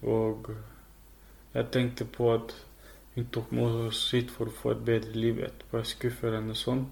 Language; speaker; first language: Norwegian; early bilingual, other home language; Filipino